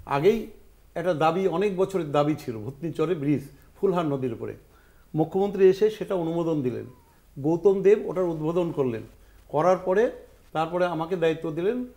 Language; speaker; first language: Bangla; native; Bangla